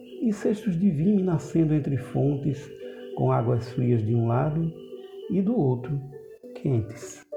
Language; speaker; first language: Portuguese; native; Portuguese